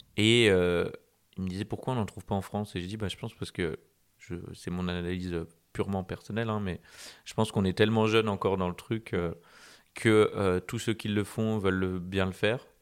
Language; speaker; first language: French; native; French